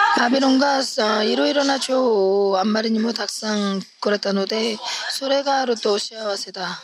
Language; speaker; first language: Japanese; non-native, fluent; Korean